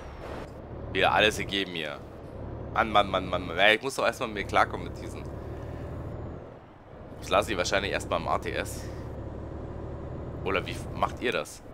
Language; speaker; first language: German; native; German